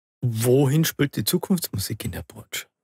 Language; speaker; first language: German; native; German